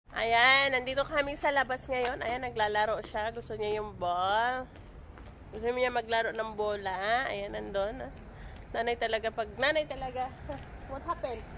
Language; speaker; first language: Filipino; native; Filipino